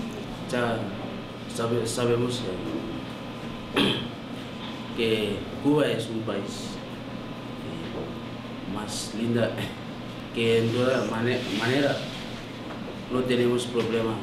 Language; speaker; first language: Spanish; non-native, learner; English